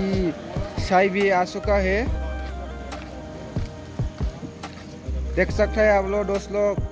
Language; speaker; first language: Hindi; non-native, local second language; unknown